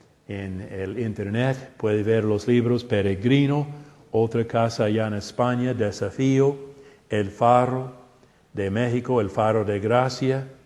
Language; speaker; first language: Spanish; non-native, fluent; English